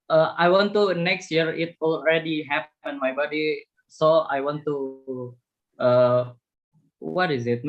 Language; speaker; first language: English; non-native, fluent; Indonesian